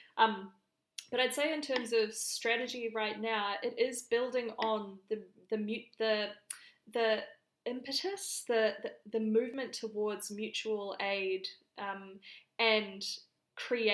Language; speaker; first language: English; native; English